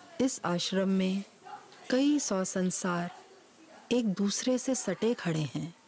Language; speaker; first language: Hindi; native; Hindi